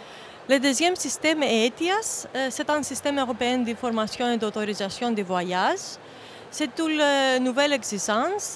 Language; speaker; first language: French; non-native, fluent; Greek